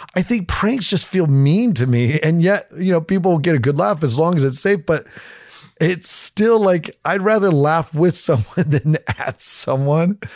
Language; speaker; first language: English; native; English